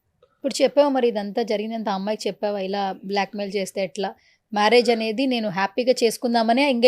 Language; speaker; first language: Telugu; native; Telugu